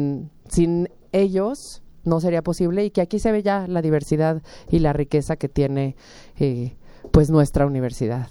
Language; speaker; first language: Spanish; native; Spanish